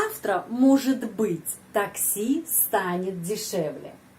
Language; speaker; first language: Russian; non-native, fluent; Indonesian